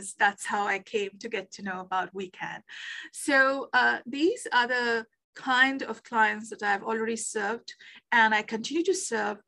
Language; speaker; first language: English; non-native, local second language; Bangla